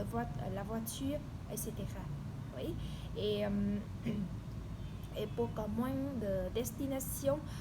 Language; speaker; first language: French; non-native, learner; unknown